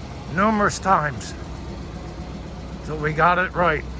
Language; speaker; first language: English; native; English